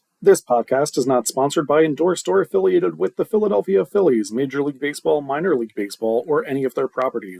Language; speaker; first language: English; native; English